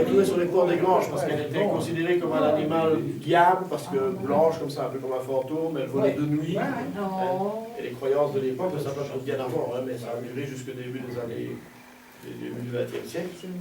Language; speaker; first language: French; native; French